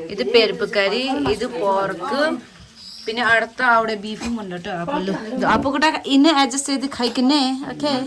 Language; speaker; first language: Malayalam; non-native, local second language; Nepali